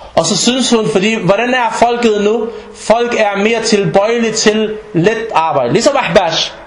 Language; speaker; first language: Danish; non-native, fluent; Arabic